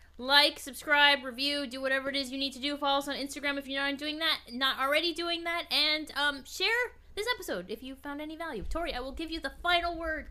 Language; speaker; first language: English; native; English